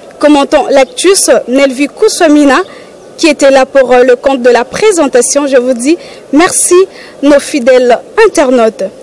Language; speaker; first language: French; non-native, local second language; Lingala